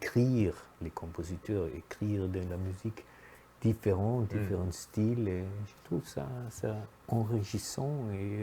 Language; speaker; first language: French; non-native, fluent; German